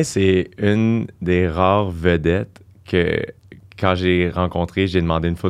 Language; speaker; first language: French; native; French